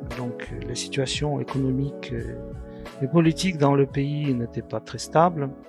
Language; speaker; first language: French; non-native, fluent; Russian